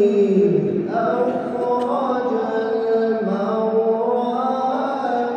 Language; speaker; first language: Arabic; native; Arabic